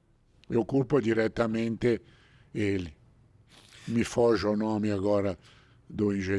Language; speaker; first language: Portuguese; non-native, fluent; Italian